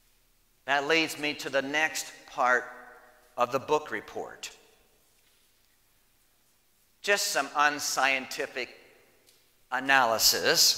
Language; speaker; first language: English; native; English